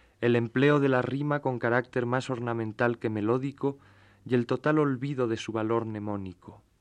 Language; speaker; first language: Spanish; native; Spanish